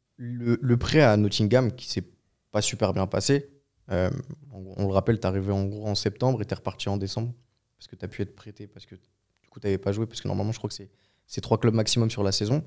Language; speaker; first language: French; native; French